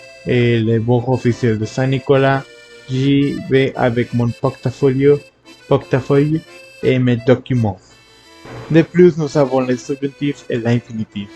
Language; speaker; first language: French; non-native, learner; Spanish